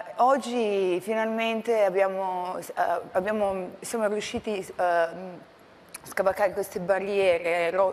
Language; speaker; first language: Italian; non-native, fluent; Croatian